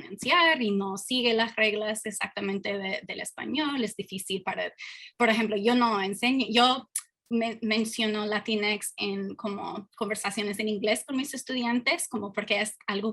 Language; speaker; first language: Spanish; non-native, fluent; English